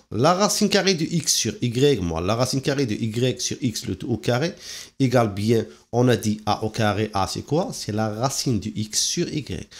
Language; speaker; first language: French; non-native, local second language; Arabic